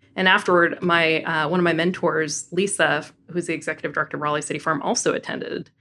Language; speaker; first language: English; native; English